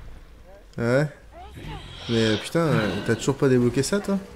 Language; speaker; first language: French; native; French